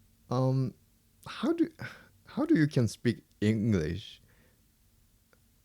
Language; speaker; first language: English; non-native, fluent; Japanese